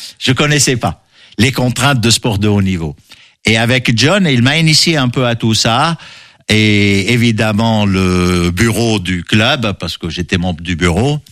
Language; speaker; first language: French; non-native, local second language; Arabic